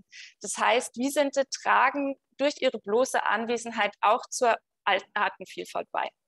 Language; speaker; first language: German; native; German